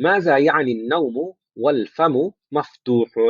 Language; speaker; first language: Arabic; non-native, fluent; Urdu